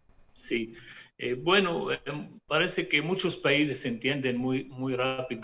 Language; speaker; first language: Spanish; non-native, fluent; Hebrew